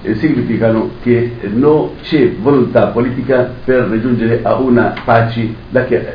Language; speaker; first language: Italian; non-native, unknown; Arabic